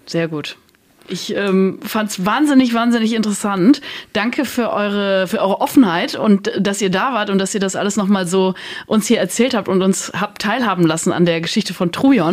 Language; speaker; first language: German; native; German